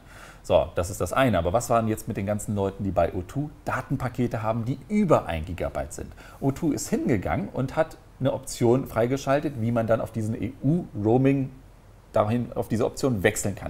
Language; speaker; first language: German; native; German